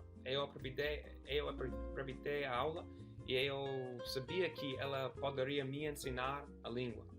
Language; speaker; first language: Portuguese; non-native, fluent; English